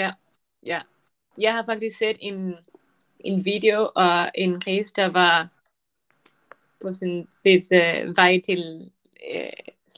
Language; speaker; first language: Danish; non-native, learner; Spanish